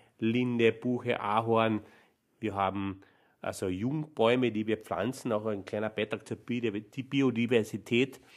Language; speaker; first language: German; native; German